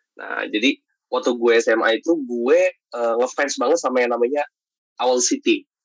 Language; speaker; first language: Indonesian; native; Indonesian